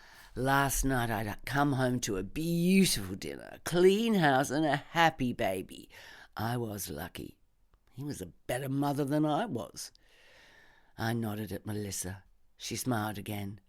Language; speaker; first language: English; native; English